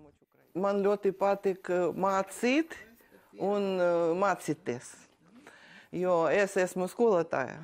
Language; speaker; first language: Latvian; non-native, learner; Ukrainian